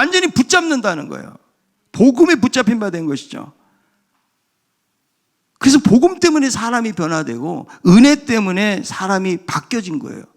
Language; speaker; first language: Korean; native; Korean